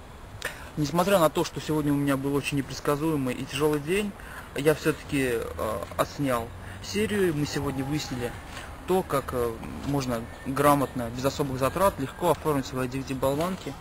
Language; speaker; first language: Russian; native; Russian